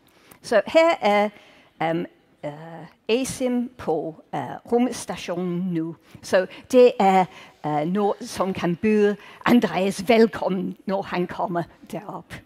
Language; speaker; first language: Danish; native; Danish